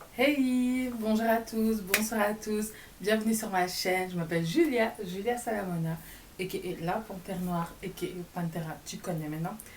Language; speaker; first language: French; native; French